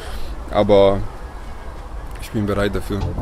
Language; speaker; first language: German; non-native, learner; Hungarian